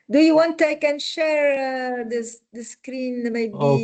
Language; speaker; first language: English; non-native, fluent; Italian